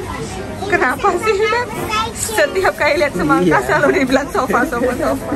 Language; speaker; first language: Indonesian; native; Indonesian